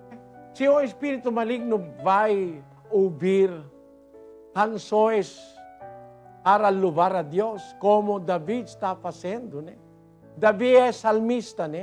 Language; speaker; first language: Portuguese; non-native, learner; Filipino